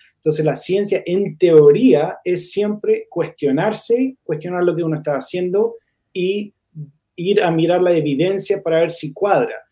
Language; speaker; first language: Spanish; non-native, fluent; English